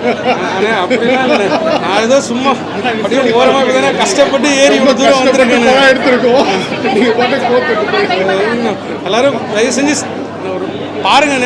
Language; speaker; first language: Tamil; native; Tamil